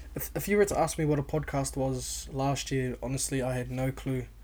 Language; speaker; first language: English; native; English